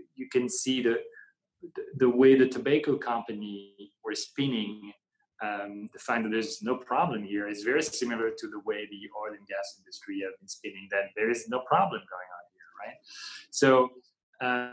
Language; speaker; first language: English; non-native, fluent; French